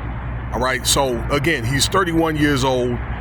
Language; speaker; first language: English; native; English